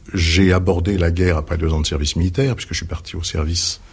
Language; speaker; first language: French; native; French